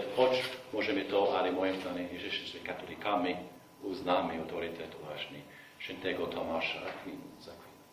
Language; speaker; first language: Polish; non-native, fluent; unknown